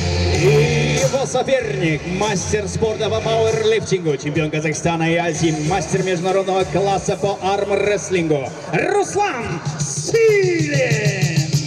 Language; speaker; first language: Russian; non-native, local second language; Kazakh